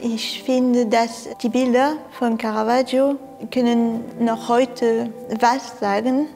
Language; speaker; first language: German; non-native, fluent; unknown